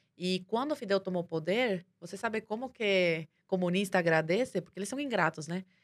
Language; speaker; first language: Portuguese; early bilingual, other home language; Spanish